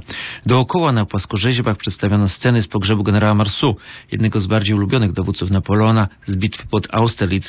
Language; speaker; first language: Polish; native; Polish